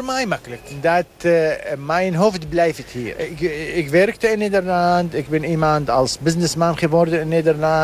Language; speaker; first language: Dutch; non-native, learner; Arabic